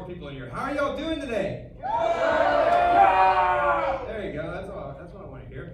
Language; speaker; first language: English; native; English